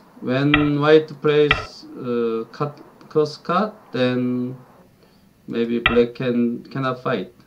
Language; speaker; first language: English; non-native, learner; Korean